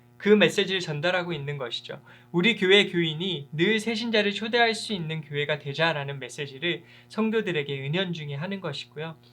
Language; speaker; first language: Korean; early bilingual, heritage; Korean